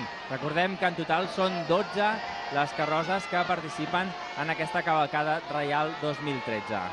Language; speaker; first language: Catalan; native; Catalan